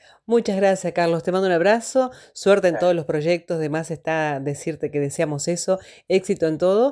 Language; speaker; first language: Spanish; native; Spanish